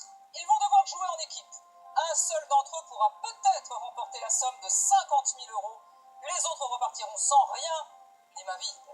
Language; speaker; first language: French; native; French